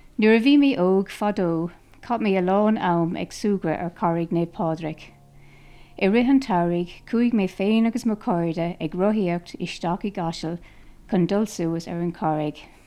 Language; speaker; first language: Irish; non-native, local second language; English